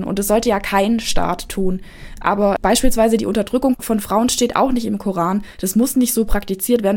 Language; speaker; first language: German; native; German